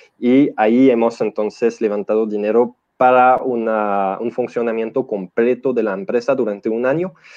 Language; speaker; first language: Spanish; non-native, fluent; French